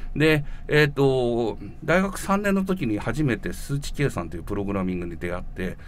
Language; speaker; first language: Japanese; native; Japanese